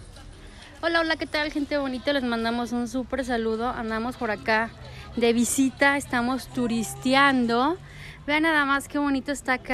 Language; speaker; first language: Spanish; native; Spanish